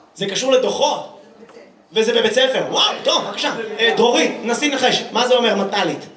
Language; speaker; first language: Hebrew; native; Hebrew